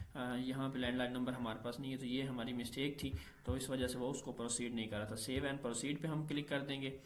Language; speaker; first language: Urdu; native; Urdu